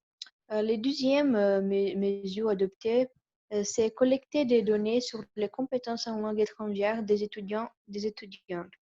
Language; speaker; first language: French; non-native, learner; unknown